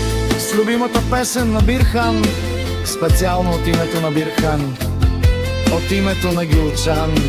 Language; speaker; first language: Bulgarian; non-native, local second language; Romany